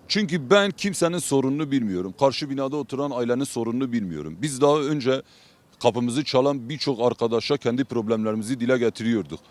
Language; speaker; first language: Turkish; non-native, local second language; Kurdish